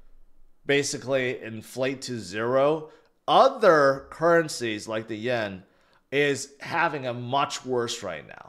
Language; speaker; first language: English; native; English